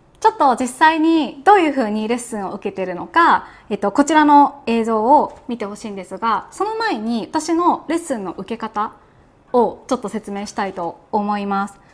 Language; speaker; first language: Japanese; native; Japanese